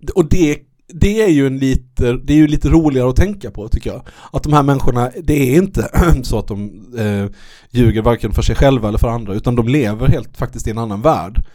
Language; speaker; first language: Swedish; native; Swedish